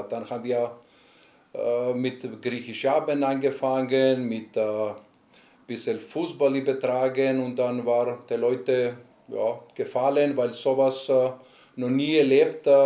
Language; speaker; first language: German; non-native, learner; Greek